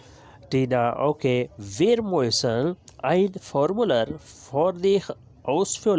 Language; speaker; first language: German; non-native, learner; Urdu